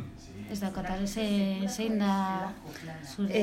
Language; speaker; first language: Basque; non-native, learner; Spanish